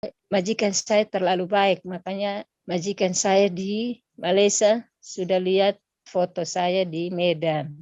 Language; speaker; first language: Indonesian; non-native, local second language; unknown